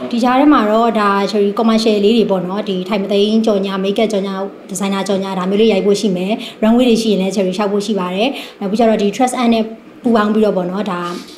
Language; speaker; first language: Burmese; native; Burmese